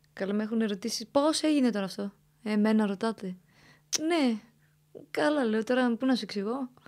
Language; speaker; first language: Greek; early bilingual, other home language; Romanian